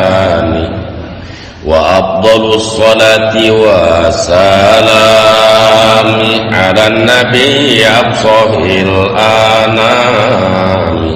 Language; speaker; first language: Arabic; non-native, fluent; Sundanese